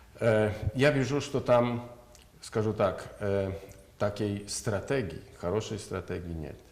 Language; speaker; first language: Russian; non-native, learner; Polish